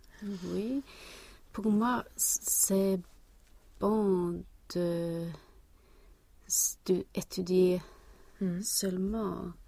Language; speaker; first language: French; non-native, learner; Swedish